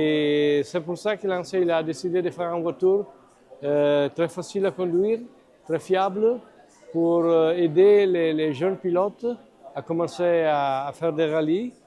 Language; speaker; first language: French; non-native, fluent; Italian